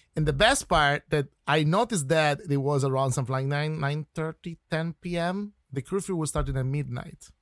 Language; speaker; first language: English; non-native, fluent; Italian